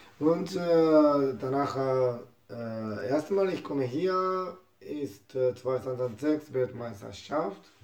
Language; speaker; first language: German; non-native, learner; Japanese